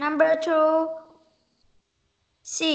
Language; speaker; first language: English; non-native, learner; Vietnamese